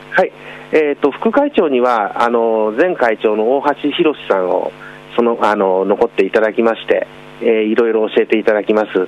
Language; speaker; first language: Japanese; native; Japanese